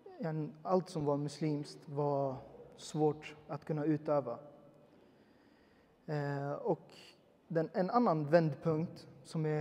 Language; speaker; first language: Swedish; early bilingual, other home language; Uyghur